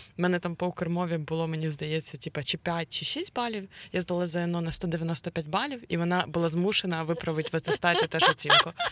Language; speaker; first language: Ukrainian; non-native, local second language; Russian